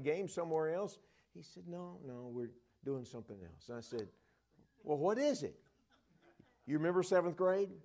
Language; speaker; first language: English; native; English